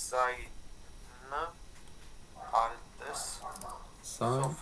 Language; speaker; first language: German; non-native, learner; Ukrainian